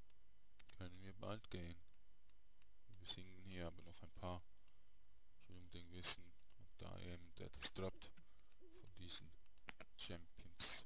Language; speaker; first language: German; native; German